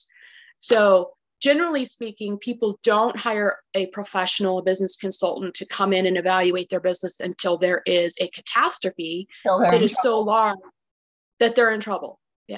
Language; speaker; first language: English; native; English